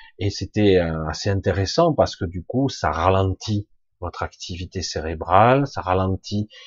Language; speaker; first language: French; native; French